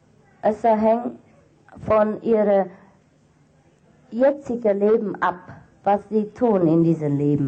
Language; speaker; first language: German; non-native, fluent; Vietnamese